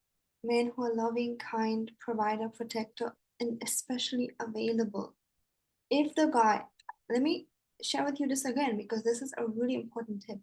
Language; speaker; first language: English; non-native, fluent; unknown